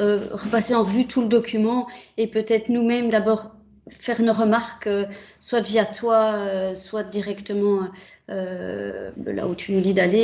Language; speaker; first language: French; native; French